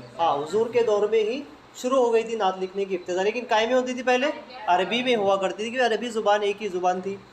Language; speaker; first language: Urdu; native; Urdu